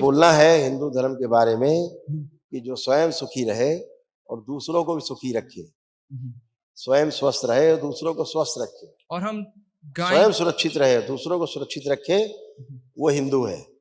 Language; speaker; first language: Hindi; native; Hindi